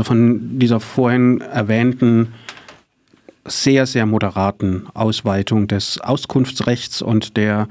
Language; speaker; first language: German; native; German